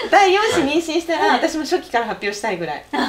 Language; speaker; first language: Japanese; native; Japanese